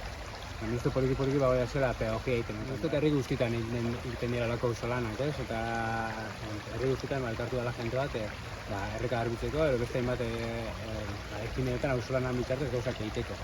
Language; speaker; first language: Basque; native; Basque